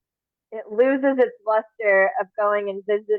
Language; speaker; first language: English; native; English